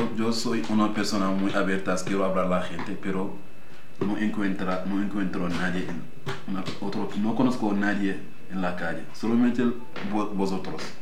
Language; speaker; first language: Spanish; non-native, learner; Wolof